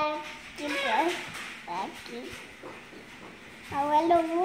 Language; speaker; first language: Spanish; early bilingual, other home language; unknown